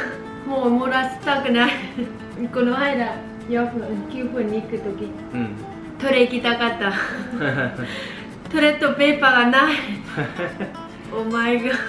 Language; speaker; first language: Japanese; non-native, learner; Vietnamese